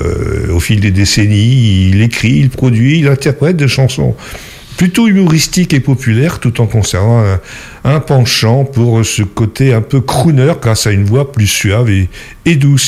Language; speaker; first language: French; native; French